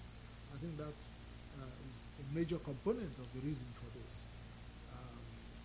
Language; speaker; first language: English; non-native, local second language; Igbo